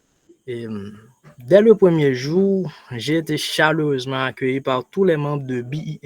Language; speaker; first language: French; non-native, local second language; Haitian Creole